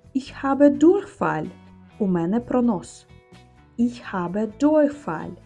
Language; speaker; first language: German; non-native, fluent; Ukrainian